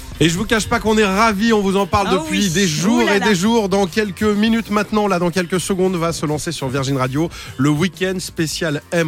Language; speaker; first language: French; native; French